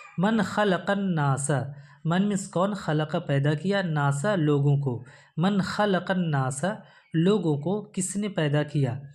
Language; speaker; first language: Urdu; native; Urdu